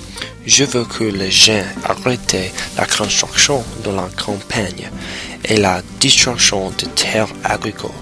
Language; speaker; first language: French; non-native, learner; English